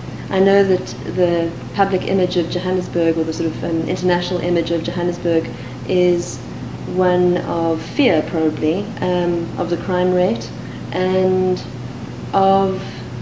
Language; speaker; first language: English; native; English